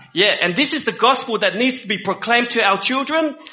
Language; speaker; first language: English; early bilingual, other home language; Vietnamese